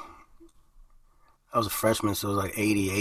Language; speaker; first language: English; early bilingual, other home language; Spanish